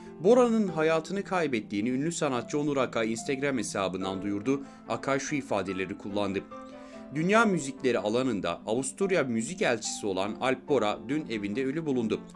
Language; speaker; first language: Turkish; native; Turkish